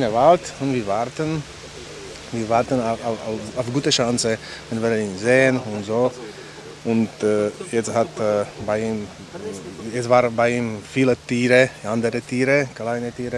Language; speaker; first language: German; non-native, learner; Slovak